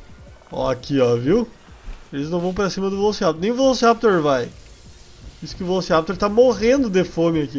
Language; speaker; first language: Portuguese; native; Portuguese